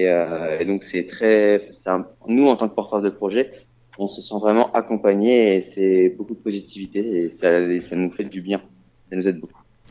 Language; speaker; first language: French; native; French